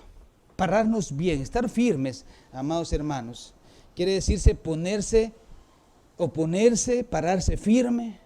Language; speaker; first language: Spanish; native; Spanish